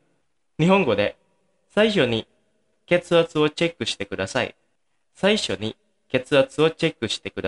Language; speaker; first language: Japanese; non-native, fluent; Indonesian